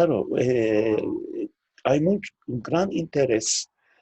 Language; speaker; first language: Spanish; non-native, fluent; Turkish